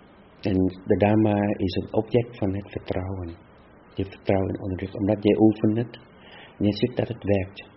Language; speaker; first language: Dutch; non-native, fluent; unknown